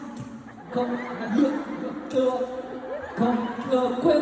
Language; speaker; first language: Vietnamese; non-native, learner; Korean